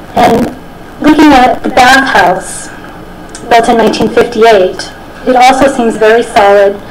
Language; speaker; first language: English; native; English